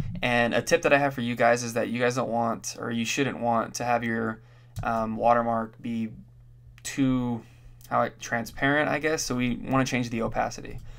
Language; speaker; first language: English; native; English